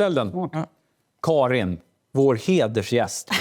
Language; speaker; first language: Swedish; native; Swedish